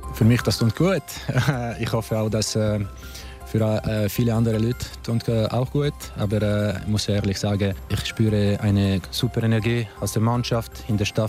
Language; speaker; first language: German; non-native, local second language; Italian